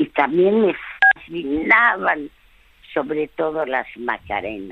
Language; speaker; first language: Spanish; early bilingual, other home language; French